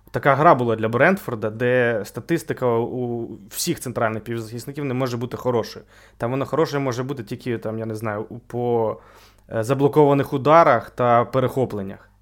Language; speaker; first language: Ukrainian; native; Ukrainian